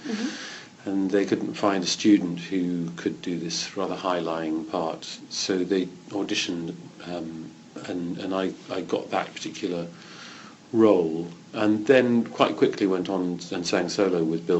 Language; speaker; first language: English; native; English